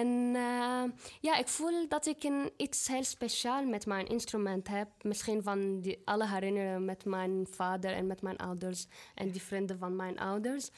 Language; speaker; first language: Dutch; non-native, fluent; Arabic